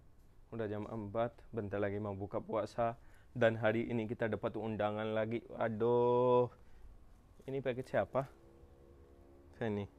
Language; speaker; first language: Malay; non-native, fluent; Urdu